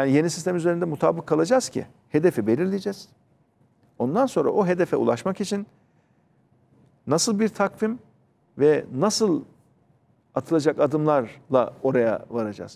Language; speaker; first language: Turkish; native; Turkish